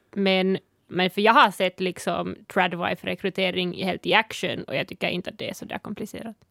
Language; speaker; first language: Swedish; non-native, local second language; Northern Sami